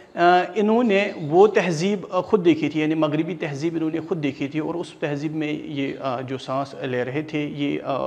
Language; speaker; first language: Urdu; non-native, local second language; Kashmiri